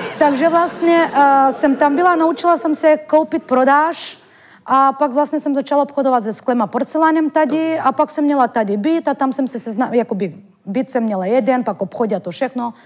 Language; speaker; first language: Czech; non-native, fluent; Turkish